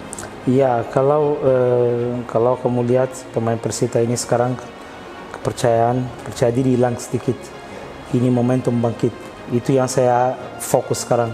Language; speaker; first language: Indonesian; non-native, fluent; Portuguese